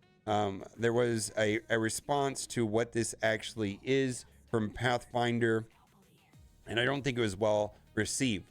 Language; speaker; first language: English; native; English